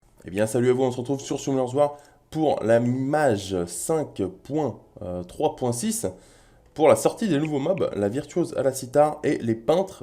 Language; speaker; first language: French; native; French